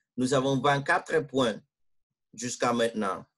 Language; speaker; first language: French; non-native, learner; Spanish